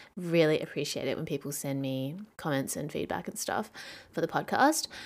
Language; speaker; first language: English; native; English